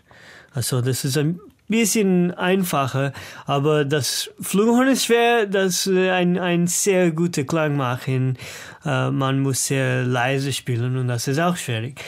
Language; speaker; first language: German; non-native, learner; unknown